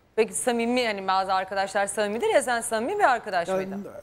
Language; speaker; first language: Turkish; native; Turkish